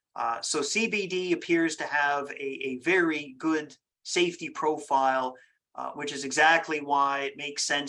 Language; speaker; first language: English; native; English